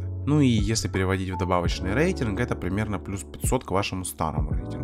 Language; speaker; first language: Russian; native; Russian